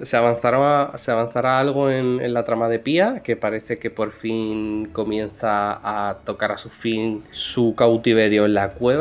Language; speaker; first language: Spanish; native; Spanish